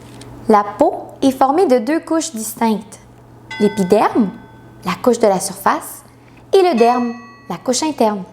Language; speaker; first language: French; native; French